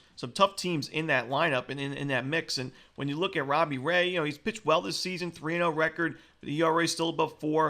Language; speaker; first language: English; native; English